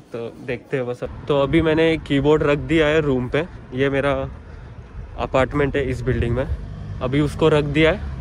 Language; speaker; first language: Hindi; native; Hindi